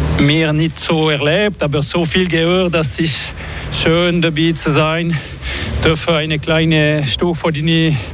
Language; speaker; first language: German; non-native, learner; French